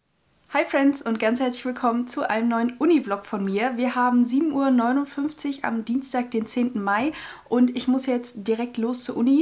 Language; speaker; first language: German; native; German